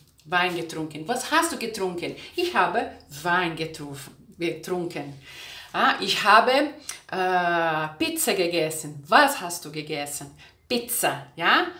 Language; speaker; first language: German; non-native, fluent; Portuguese